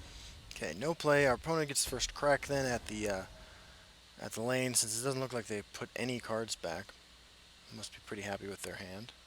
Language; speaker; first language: English; native; English